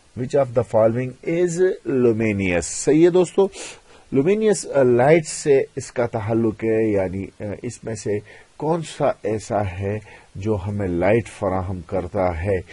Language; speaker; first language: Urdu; non-native, local second language; Pashto